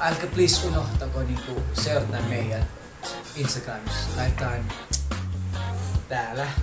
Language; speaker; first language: Finnish; early bilingual, other home language; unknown